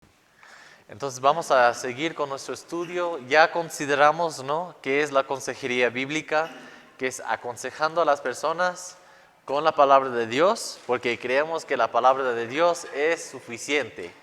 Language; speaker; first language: Spanish; non-native, fluent; English